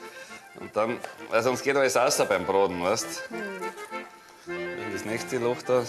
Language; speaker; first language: German; native; German